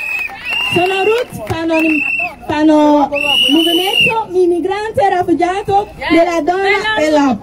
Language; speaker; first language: Italian; non-native, learner; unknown